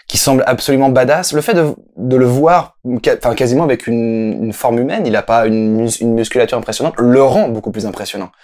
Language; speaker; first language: French; native; French